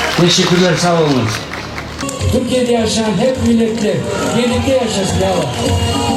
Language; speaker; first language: Turkish; non-native, learner; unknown